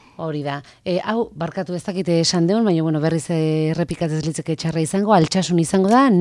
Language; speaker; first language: Basque; native; Basque